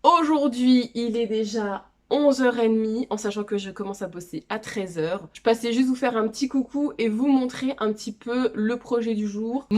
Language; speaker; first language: French; native; French